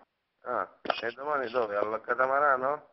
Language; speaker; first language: Italian; native; Italian